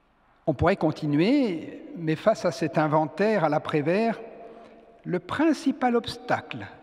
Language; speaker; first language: French; native; French